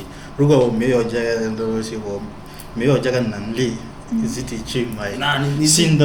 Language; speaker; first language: Chinese; non-native, fluent; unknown